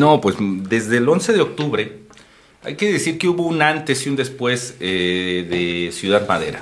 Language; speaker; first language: Spanish; native; Spanish